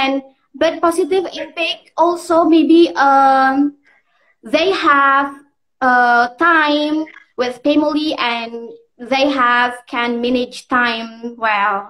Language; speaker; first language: English; non-native, learner; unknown